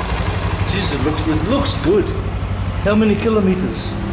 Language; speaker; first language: English; native; English